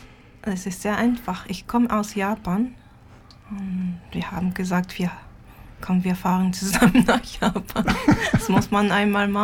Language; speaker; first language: German; non-native, fluent; Japanese